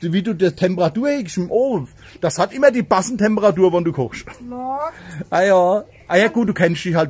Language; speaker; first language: German; native; German